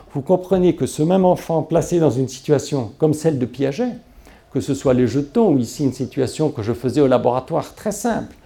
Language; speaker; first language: French; native; French